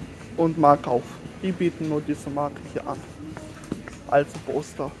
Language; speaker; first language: German; non-native, fluent; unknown